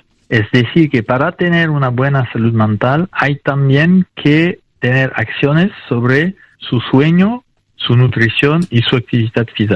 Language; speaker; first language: Spanish; non-native, fluent; French